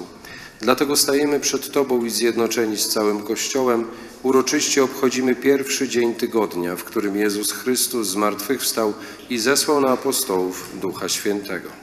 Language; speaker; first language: Polish; native; Polish